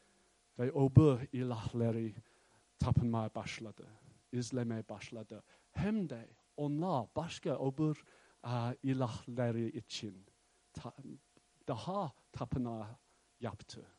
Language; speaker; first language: Turkish; non-native, fluent; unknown